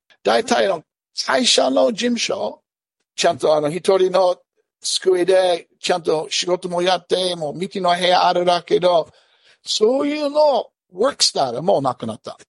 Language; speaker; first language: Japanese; non-native, learner; English